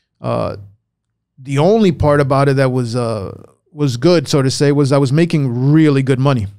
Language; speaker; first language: English; early bilingual, other home language; Spanish